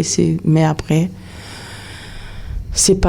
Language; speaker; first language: French; non-native, local second language; Haitian Creole